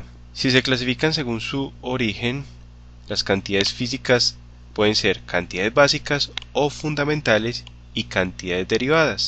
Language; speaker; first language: Spanish; native; Spanish